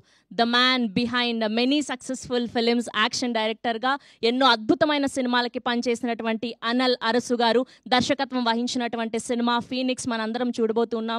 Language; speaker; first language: Telugu; native; Telugu